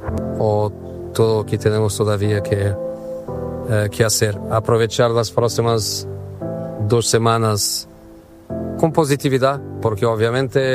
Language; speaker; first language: Spanish; non-native, fluent; Portuguese